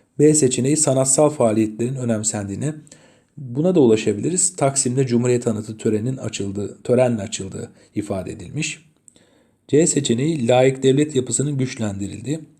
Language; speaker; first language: Turkish; native; Turkish